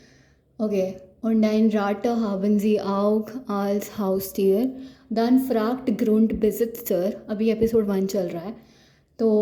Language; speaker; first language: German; non-native, learner; Hindi